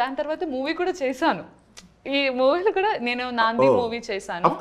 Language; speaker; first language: Telugu; non-native, local second language; Malayalam